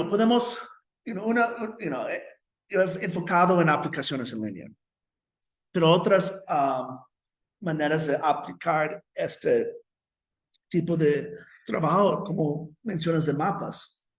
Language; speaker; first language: Spanish; non-native, fluent; English